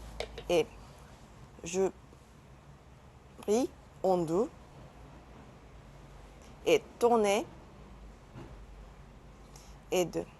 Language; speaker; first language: French; non-native, learner; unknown